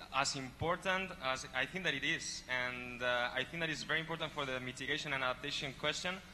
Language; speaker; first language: English; non-native, fluent; Spanish